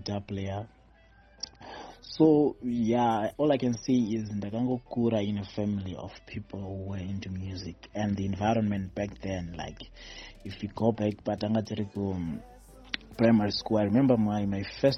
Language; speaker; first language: English; non-native, local second language; Shona